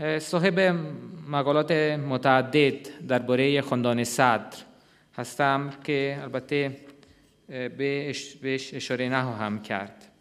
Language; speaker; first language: Persian; non-native, fluent; Italian